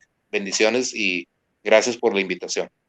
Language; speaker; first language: Spanish; native; Spanish